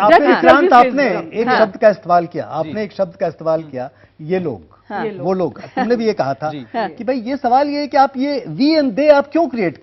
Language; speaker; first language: Hindi; native; Hindi